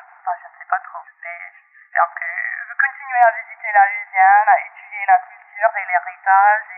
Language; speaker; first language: French; non-native, local second language; English